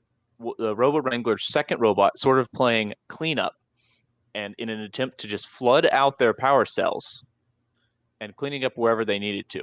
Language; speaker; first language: English; native; English